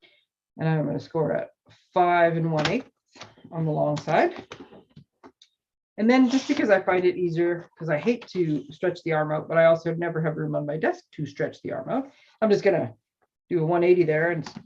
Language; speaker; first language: English; native; English